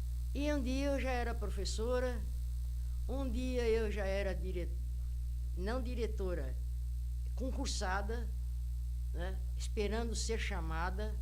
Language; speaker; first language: Portuguese; native; Portuguese